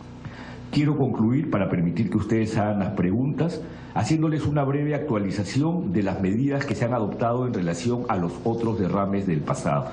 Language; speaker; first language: Spanish; native; Spanish